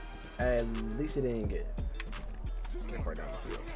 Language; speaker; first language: English; native; English